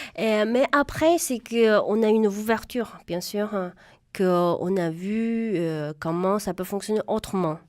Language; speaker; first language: French; non-native, fluent; Chinese